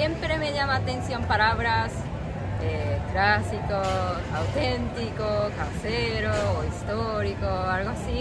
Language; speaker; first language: Spanish; non-native, learner; Japanese